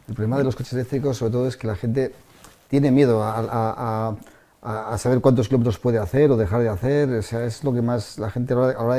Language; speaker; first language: Spanish; native; Spanish